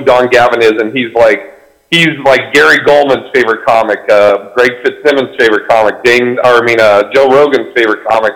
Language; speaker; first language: English; native; English